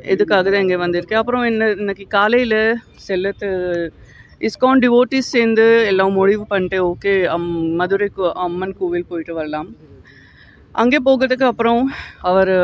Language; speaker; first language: Tamil; non-native, learner; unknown